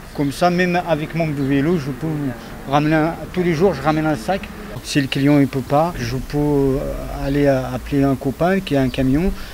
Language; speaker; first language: French; non-native, fluent; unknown